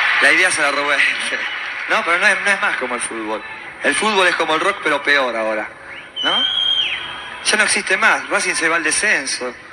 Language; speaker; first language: Spanish; native; Spanish